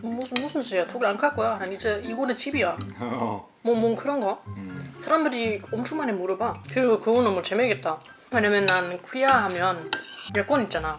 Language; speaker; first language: Korean; non-native, fluent; German